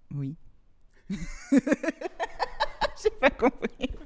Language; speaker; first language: French; native; French